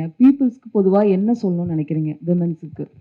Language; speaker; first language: Tamil; native; Tamil